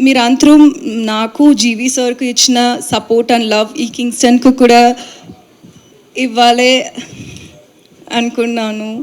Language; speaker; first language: Telugu; non-native, learner; Tamil